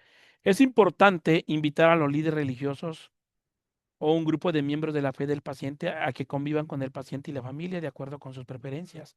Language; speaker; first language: Spanish; native; Spanish